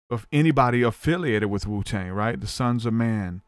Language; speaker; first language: English; native; English